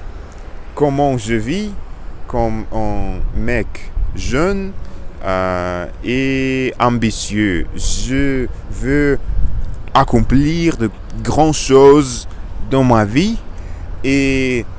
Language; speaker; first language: French; non-native, learner; Russian